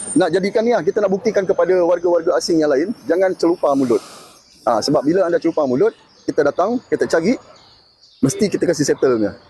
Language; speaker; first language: Malay; native; Malay